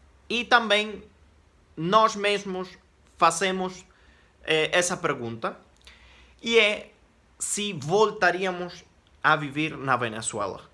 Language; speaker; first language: Portuguese; non-native, fluent; Spanish